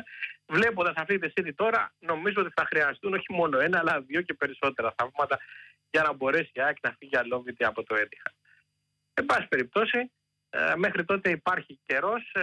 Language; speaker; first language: Greek; native; Greek